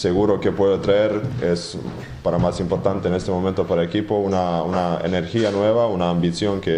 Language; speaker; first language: Spanish; non-native, fluent; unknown